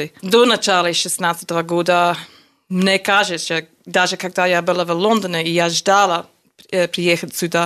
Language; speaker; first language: Russian; non-native, learner; English